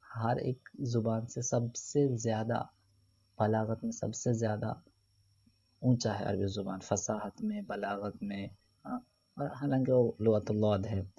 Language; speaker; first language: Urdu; non-native, local second language; Malayalam